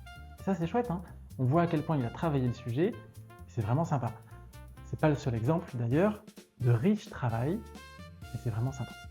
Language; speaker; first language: French; native; French